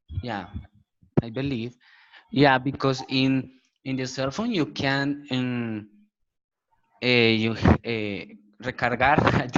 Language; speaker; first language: English; non-native, learner; Spanish